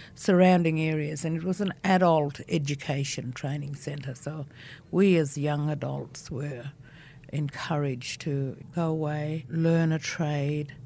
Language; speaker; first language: English; non-native, local second language; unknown